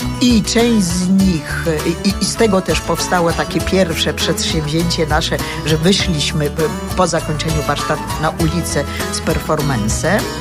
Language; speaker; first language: Polish; native; Polish